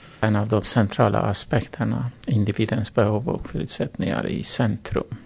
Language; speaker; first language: Swedish; non-native, fluent; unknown